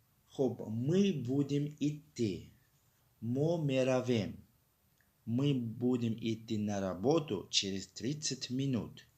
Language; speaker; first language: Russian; non-native, fluent; Tajik